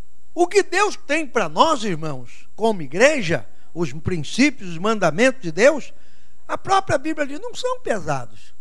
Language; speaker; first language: Portuguese; native; Portuguese